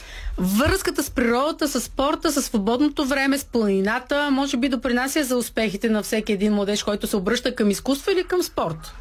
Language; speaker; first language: Bulgarian; native; Bulgarian